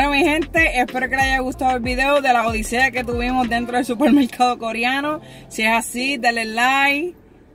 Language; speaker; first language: Spanish; native; Spanish